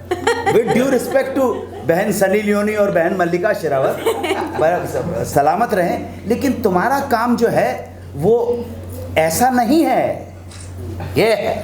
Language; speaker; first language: Hindi; native; Hindi